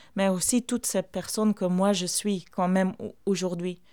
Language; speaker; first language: French; non-native, fluent; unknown